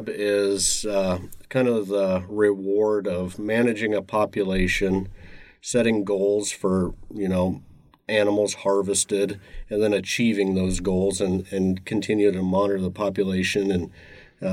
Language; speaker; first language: English; native; English